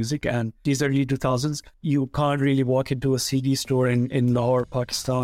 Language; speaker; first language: English; non-native, local second language; Punjabi